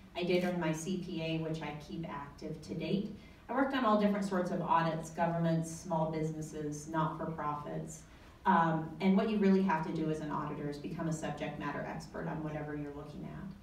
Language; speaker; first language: English; native; English